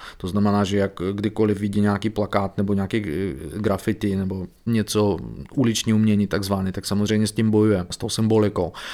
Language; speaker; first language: Czech; non-native, fluent; Belarusian